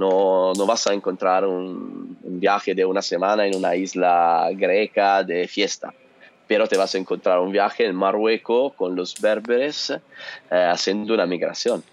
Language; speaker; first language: Spanish; non-native, learner; Italian